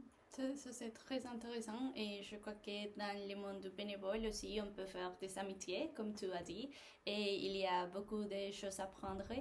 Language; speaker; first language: French; non-native, learner; Spanish